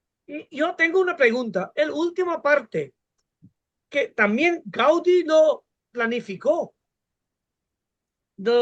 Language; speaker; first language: Spanish; non-native, fluent; Bangla